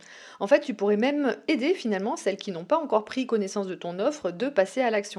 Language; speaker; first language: French; native; French